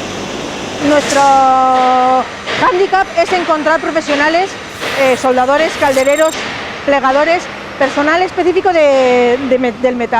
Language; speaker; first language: Spanish; native; Spanish